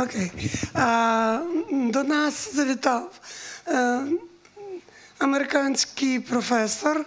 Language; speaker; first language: Ukrainian; native; Ukrainian